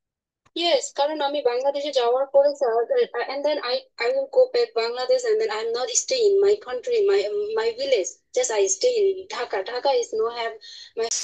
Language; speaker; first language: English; non-native, learner; Bangla